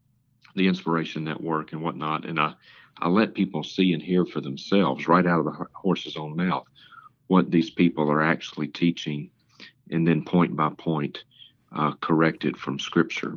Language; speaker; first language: English; native; English